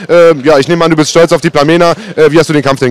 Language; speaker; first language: German; native; German